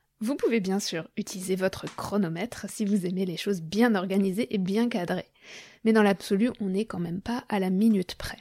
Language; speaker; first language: French; native; French